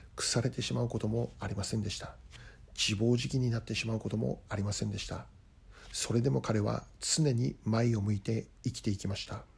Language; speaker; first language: Japanese; native; Japanese